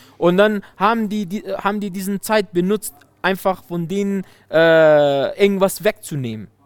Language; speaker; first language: German; non-native, fluent; Persian